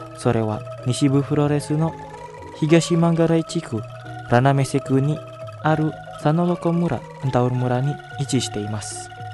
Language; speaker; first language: Japanese; non-native, fluent; Indonesian